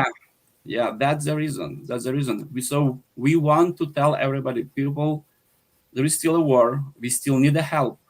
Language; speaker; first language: English; non-native, fluent; Ukrainian